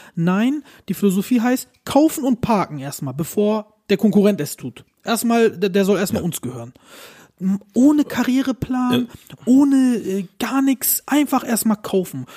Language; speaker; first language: German; early bilingual, other home language; Turkish